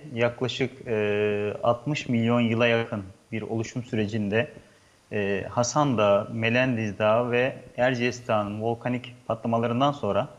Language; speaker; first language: Turkish; native; Turkish